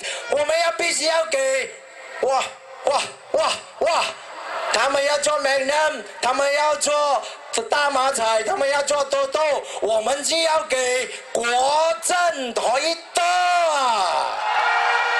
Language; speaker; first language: Chinese; native; Chinese